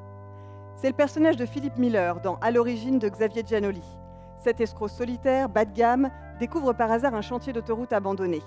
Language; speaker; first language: French; native; French